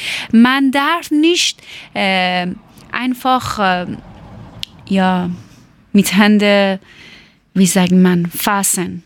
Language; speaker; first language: German; non-native, learner; Persian